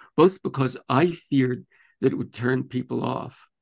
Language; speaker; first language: English; native; English